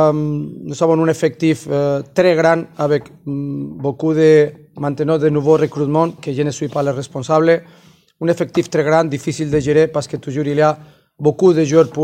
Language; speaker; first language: French; non-native, fluent; Spanish